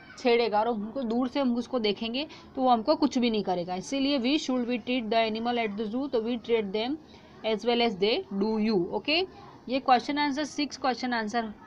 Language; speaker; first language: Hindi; non-native, local second language; Gujarati